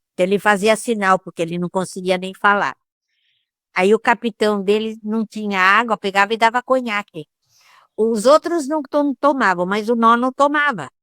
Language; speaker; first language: Portuguese; early bilingual, other home language; Italian